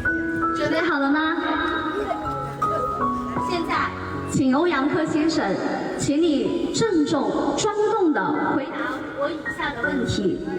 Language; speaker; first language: Chinese; native; Chinese